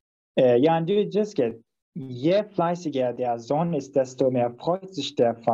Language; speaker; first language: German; non-native, fluent; Turkish